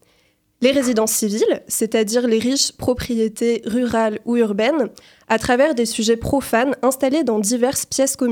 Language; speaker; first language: French; native; French